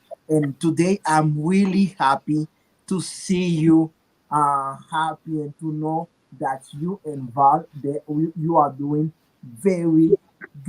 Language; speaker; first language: English; non-native, learner; Haitian Creole